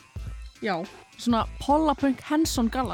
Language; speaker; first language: Icelandic; native; Icelandic